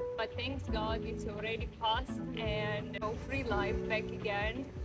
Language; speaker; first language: English; non-native, fluent; Russian